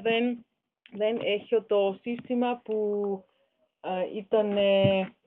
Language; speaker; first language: Greek; non-native, learner; German